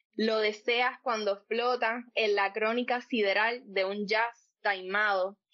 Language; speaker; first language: Spanish; native; Spanish